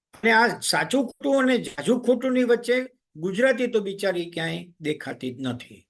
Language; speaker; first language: Gujarati; native; Gujarati